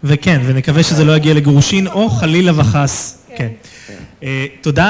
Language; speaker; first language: Hebrew; native; Hebrew